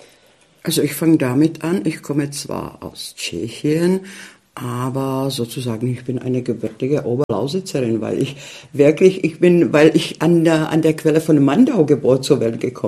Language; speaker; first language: German; early bilingual, heritage; German